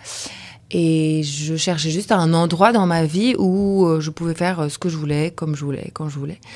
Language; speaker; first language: French; early bilingual, other home language; Lithuanian